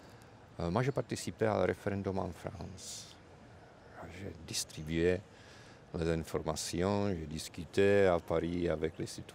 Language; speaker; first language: French; non-native, fluent; Czech